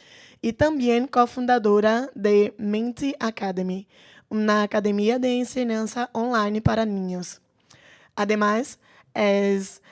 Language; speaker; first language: Spanish; non-native, learner; Portuguese